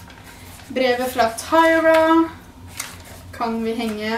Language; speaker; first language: Norwegian; native; Norwegian